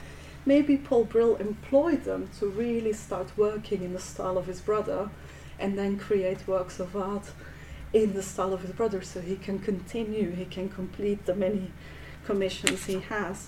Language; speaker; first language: English; non-native, fluent; Dutch